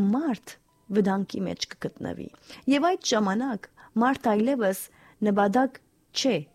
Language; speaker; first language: Armenian; early bilingual, heritage; Armenian